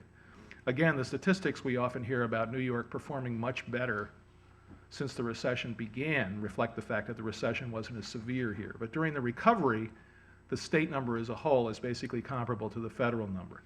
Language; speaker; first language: English; native; English